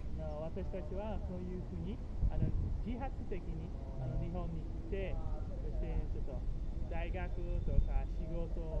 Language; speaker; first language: Japanese; non-native, fluent; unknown